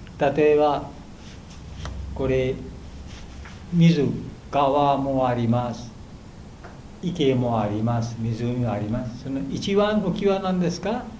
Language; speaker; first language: Japanese; non-native, learner; Bangla